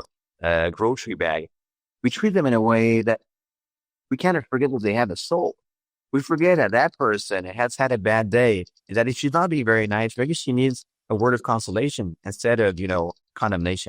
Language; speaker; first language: English; non-native, fluent; French